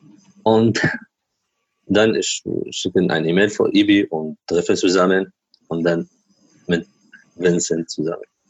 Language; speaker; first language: German; non-native, learner; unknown